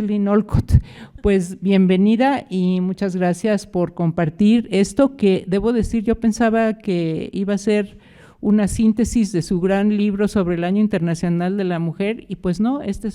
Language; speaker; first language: Spanish; native; Spanish